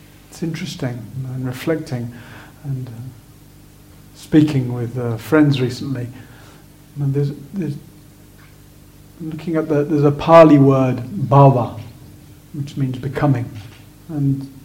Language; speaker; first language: English; native; English